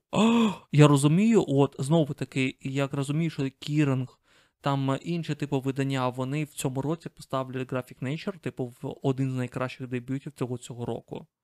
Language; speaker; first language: Ukrainian; non-native, local second language; Russian